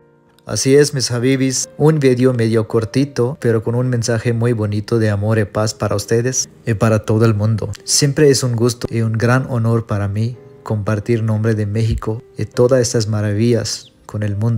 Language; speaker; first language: Spanish; non-native, fluent; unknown